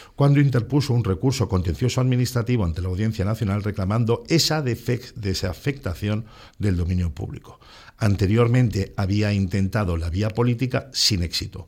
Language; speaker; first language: Spanish; non-native, local second language; Catalan